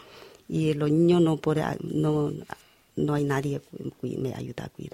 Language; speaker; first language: Spanish; non-native, learner; Chinese